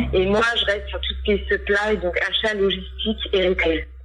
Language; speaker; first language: French; native; French